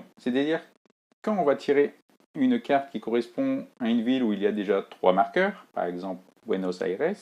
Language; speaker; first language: French; native; French